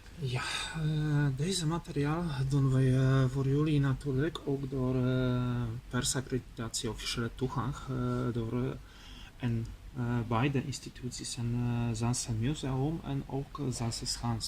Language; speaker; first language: Dutch; non-native, learner; Polish